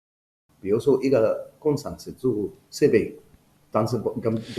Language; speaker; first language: Chinese; non-native, fluent; Arabic